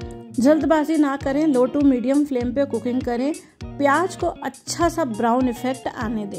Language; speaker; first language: Hindi; native; Hindi